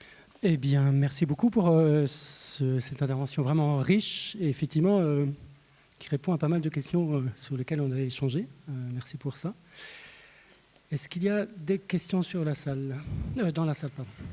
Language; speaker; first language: French; native; French